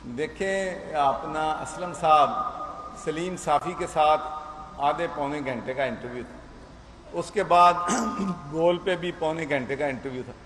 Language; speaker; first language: Urdu; non-native, local second language; Punjabi